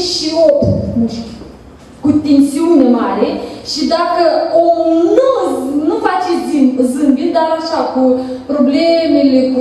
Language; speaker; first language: Romanian; non-native, learner; Russian